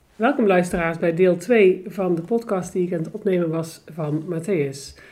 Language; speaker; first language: Dutch; native; Dutch